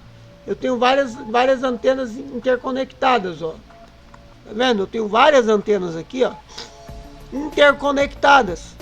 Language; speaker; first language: Portuguese; native; Portuguese